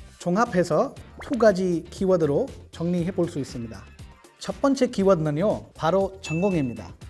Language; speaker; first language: Korean; non-native, fluent; Hindi